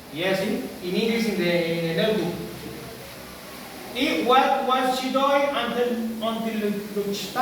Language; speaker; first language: English; non-native, learner; Spanish